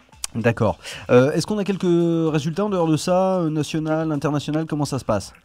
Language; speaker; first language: French; native; French